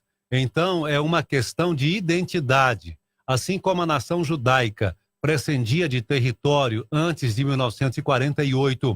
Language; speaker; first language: Portuguese; native; Portuguese